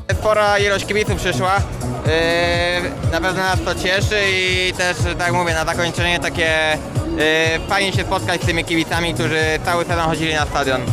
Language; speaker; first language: Polish; native; Polish